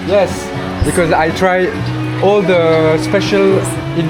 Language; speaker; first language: English; non-native, learner; French